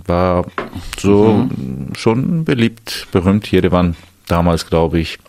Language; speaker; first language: German; non-native, fluent; Armenian